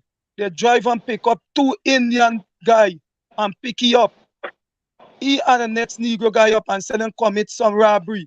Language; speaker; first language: English; native; English